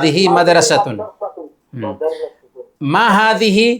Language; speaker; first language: Arabic; non-native, fluent; Urdu